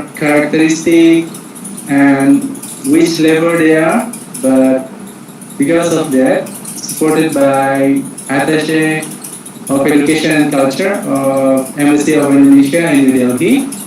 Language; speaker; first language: English; non-native, fluent; Indonesian